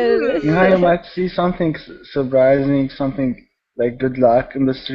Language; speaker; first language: English; non-native, learner; Arabic